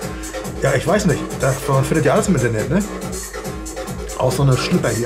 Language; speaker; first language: German; native; German